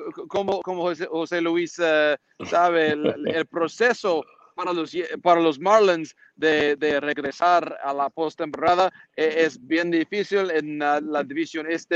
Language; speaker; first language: Spanish; non-native, learner; English